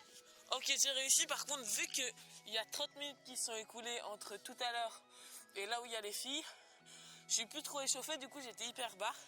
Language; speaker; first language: French; native; French